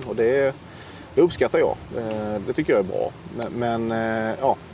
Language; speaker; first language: Swedish; native; Swedish